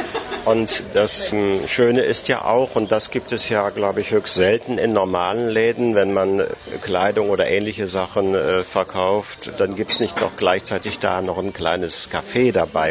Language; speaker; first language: German; native; German